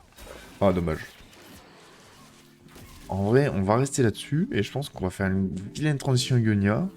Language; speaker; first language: French; native; French